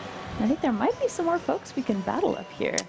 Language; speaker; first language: English; native; English